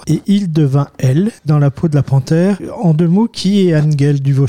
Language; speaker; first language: French; native; French